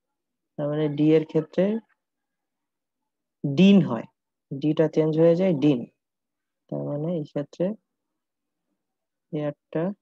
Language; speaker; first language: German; non-native, learner; Bangla